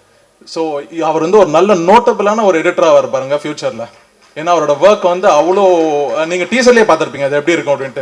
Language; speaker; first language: Tamil; native; Tamil